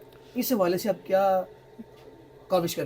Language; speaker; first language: Urdu; native; Urdu